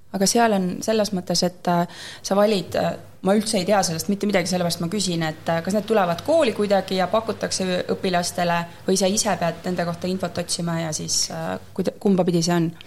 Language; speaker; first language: Estonian; native; Estonian